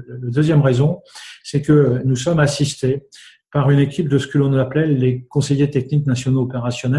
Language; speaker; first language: French; native; French